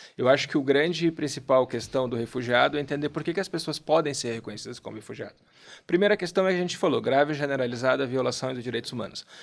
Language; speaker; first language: Portuguese; native; Portuguese